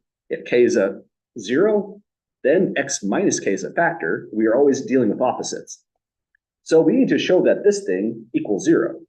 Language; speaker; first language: English; native; English